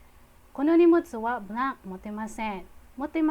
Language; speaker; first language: Japanese; non-native, fluent; Filipino